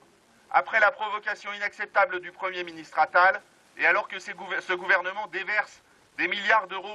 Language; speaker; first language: French; native; French